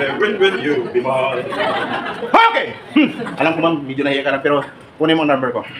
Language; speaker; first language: Filipino; native; Filipino